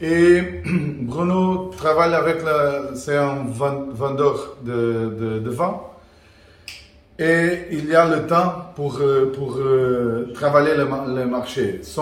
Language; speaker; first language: French; non-native, learner; Portuguese